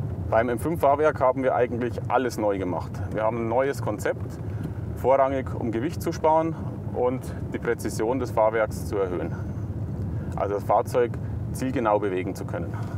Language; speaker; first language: German; native; German